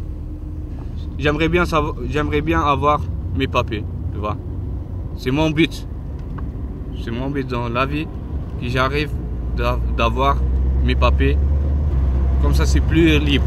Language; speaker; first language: French; non-native, local second language; Arabic